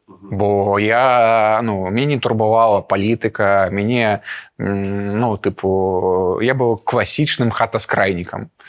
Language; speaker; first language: Belarusian; non-native, local second language; Russian